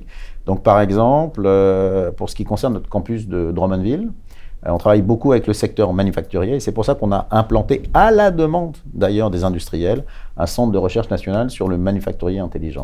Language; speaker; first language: French; native; French